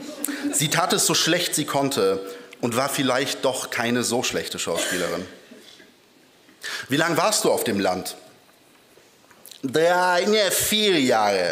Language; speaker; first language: German; early bilingual, other home language; Polish